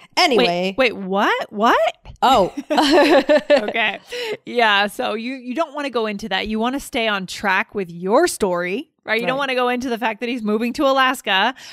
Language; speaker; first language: English; native; English